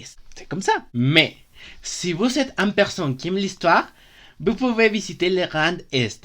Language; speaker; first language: French; non-native, learner; Spanish